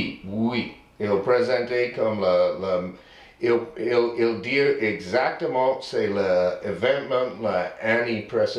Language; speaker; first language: French; non-native, learner; English